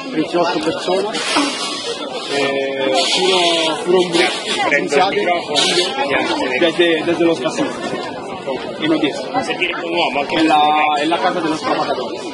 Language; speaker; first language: Spanish; non-native, learner; Italian